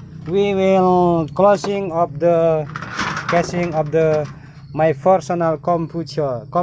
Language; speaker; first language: English; non-native, learner; Indonesian